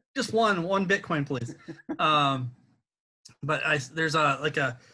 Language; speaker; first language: English; native; English